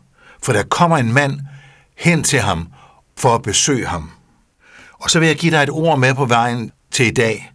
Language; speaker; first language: Danish; native; Danish